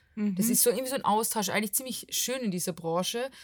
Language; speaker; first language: German; non-native, fluent; Portuguese